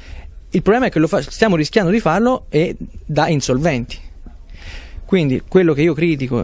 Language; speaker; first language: Italian; native; Italian